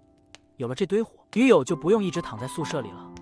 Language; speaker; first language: Chinese; native; Chinese